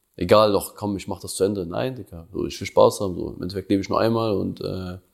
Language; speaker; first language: German; early bilingual, other home language; Albanian